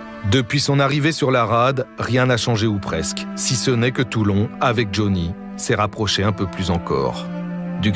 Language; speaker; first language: French; native; French